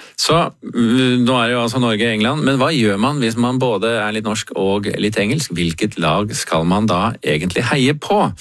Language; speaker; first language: Norwegian; native; Norwegian